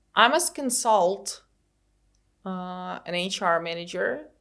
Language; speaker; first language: English; non-native, fluent; Ukrainian